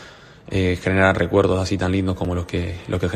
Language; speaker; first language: Spanish; native; Spanish